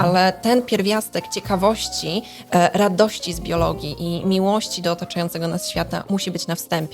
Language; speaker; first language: Polish; native; Polish